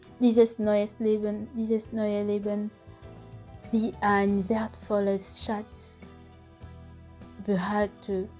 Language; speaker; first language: German; non-native, fluent; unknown